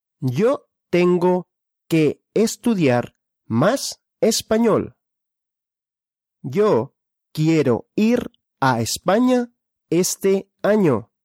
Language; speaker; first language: Spanish; non-native, fluent; Russian